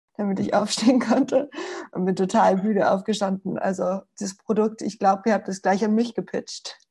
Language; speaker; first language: German; non-native, fluent; Spanish